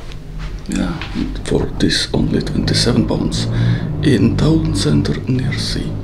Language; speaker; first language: English; non-native, learner; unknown